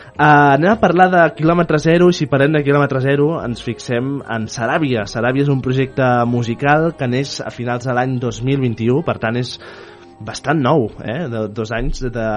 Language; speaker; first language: Catalan; native; Catalan